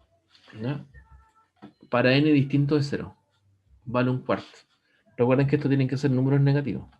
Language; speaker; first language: Spanish; native; Spanish